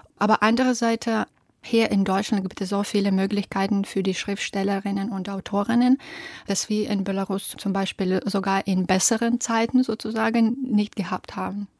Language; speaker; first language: German; non-native, fluent; Belarusian